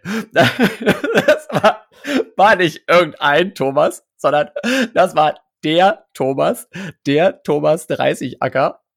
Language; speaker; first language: German; native; German